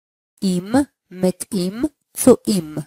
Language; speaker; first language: German; non-native, fluent; Polish